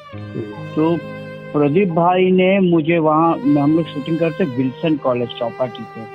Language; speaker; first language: Hindi; native; Hindi